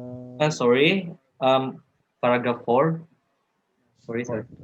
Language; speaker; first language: English; non-native, learner; Indonesian